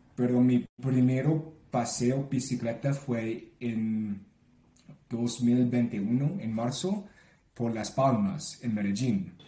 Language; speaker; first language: Spanish; non-native, learner; English